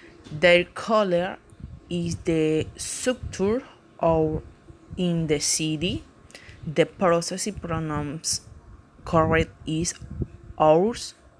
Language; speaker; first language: English; non-native, learner; Spanish